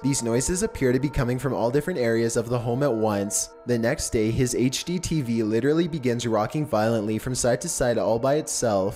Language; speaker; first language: English; native; English